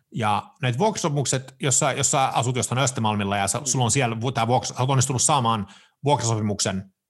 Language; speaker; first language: Finnish; early bilingual, heritage; Finnish